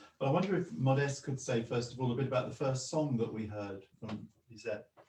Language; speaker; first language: English; native; English